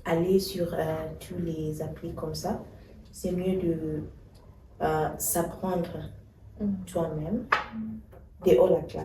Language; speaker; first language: French; non-native, fluent; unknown